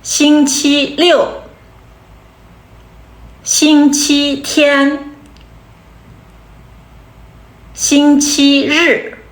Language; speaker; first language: Chinese; non-native, fluent; Kazakh